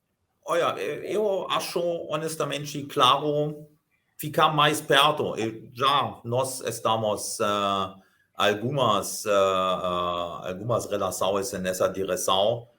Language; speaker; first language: Portuguese; non-native, fluent; German